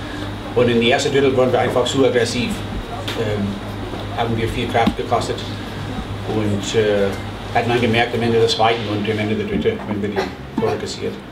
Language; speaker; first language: German; non-native, fluent; English